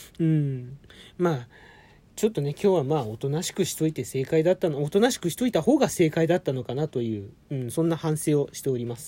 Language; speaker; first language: Japanese; native; Japanese